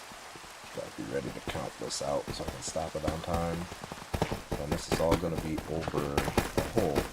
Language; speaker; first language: English; native; English